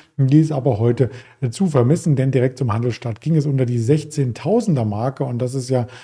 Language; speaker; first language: German; native; German